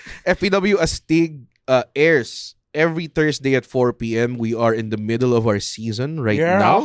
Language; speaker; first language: English; non-native, local second language; Filipino